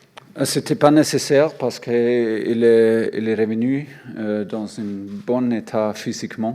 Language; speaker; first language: French; non-native, fluent; German